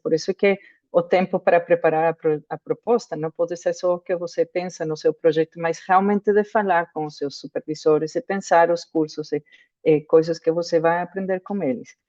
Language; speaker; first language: Portuguese; non-native, fluent; Spanish